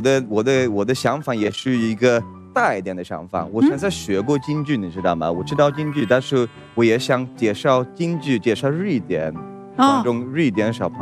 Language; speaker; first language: Chinese; non-native, fluent; Swedish